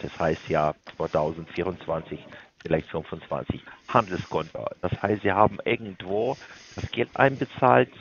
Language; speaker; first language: German; non-native, learner; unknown